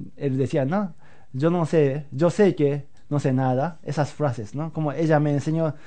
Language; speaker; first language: Spanish; non-native, learner; Japanese